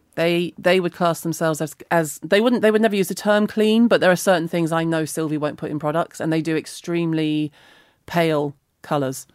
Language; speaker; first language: English; native; English